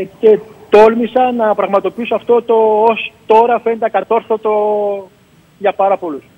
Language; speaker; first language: Greek; native; Greek